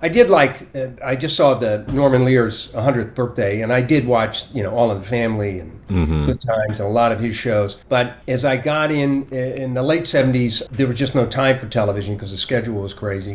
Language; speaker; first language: English; native; English